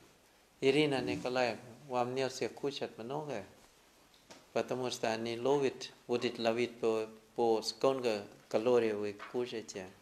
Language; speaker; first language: Russian; non-native, learner; Thai